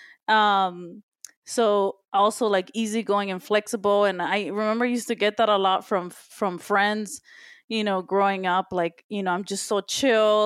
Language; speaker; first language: English; early bilingual, other home language; Spanish